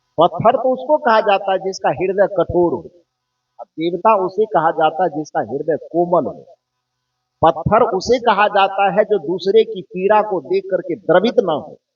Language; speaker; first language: Hindi; native; Hindi